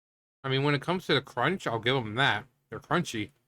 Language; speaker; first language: English; native; English